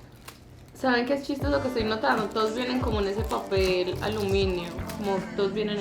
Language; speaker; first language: Spanish; native; Spanish